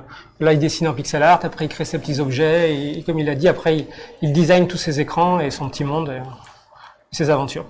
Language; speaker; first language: French; native; French